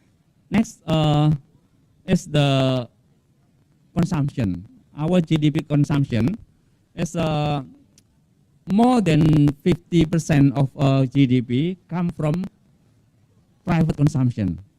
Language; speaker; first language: English; non-native, fluent; Indonesian